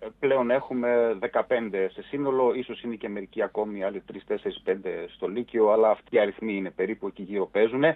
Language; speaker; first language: Greek; early bilingual, heritage; Greek